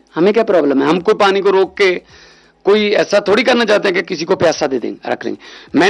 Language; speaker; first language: Hindi; non-native, local second language; Punjabi